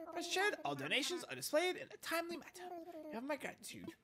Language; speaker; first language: English; native; English